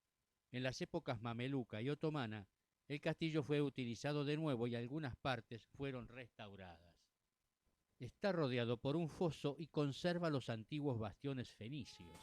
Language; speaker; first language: Spanish; native; Spanish